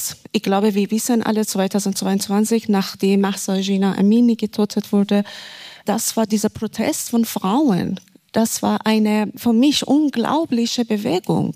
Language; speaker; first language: German; non-native, fluent; Persian